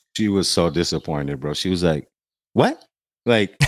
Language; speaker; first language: English; native; English